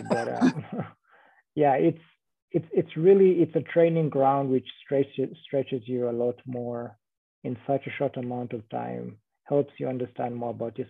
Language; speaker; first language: English; non-native, local second language; Kinyarwanda